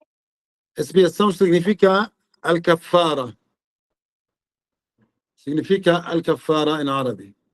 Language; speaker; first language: Portuguese; non-native, fluent; Arabic